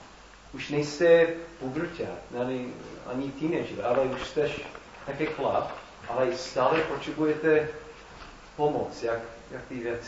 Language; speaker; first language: Czech; non-native, fluent; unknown